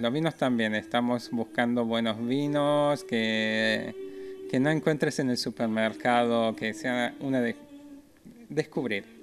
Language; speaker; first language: Spanish; non-native, fluent; French